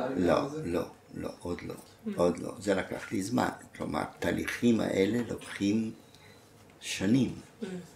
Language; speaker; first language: Hebrew; non-native, fluent; German